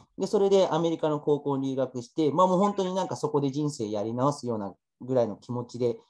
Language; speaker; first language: Japanese; early bilingual, other home language; Chinese